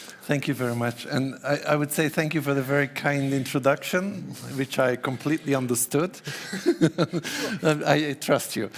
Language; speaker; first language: English; non-native, fluent; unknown